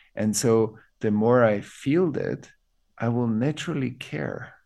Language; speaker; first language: English; non-native, fluent; German